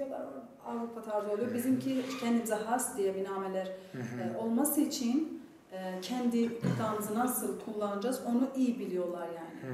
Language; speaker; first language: Turkish; non-native, fluent; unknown